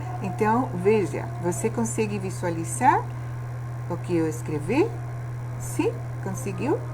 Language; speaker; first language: Portuguese; non-native, fluent; Spanish